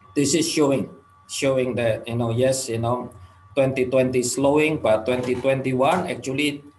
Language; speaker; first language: English; non-native, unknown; Indonesian